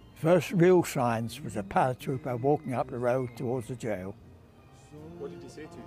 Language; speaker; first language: English; native; English